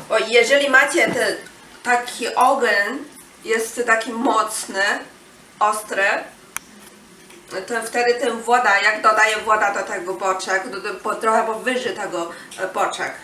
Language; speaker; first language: Polish; non-native, learner; Chinese